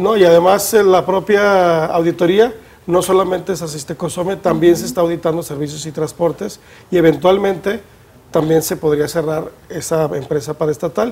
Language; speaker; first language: Spanish; native; Spanish